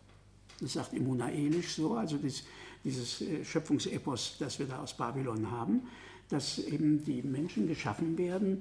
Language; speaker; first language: German; native; German